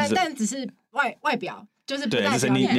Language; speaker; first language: Chinese; native; Chinese